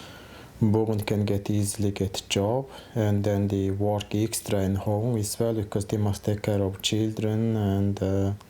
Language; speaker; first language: English; non-native, fluent; Mongolian